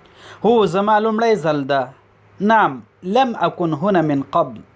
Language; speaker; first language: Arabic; non-native, fluent; Pashto